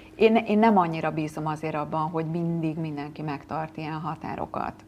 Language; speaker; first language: Hungarian; native; Hungarian